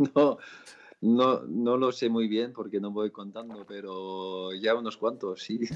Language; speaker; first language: Spanish; non-native, fluent; French